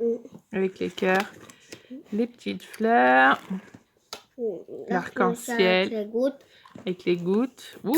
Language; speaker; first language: French; native; French